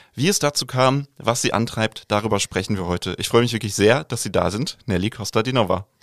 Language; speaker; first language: German; native; German